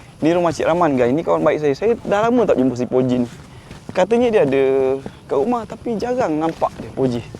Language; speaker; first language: Malay; native; Malay